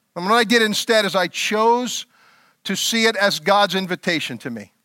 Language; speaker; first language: English; native; English